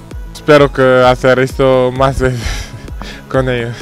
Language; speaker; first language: Spanish; non-native, fluent; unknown